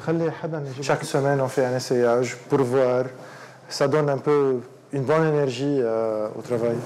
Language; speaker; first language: French; non-native, local second language; Arabic